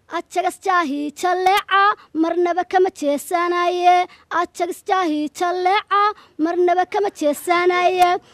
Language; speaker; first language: Somali; native; Somali